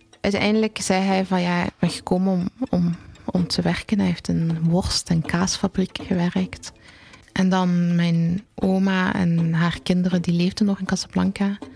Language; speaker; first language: Dutch; early bilingual, other home language; Arabic